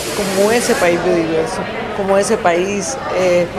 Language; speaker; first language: Spanish; native; Spanish